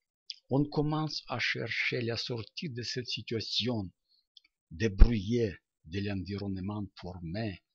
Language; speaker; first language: French; non-native, learner; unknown